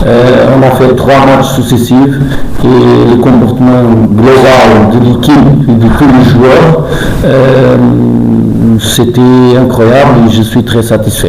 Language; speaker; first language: French; non-native, learner; Portuguese